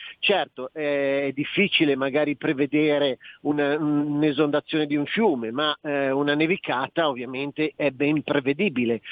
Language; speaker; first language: Italian; native; Italian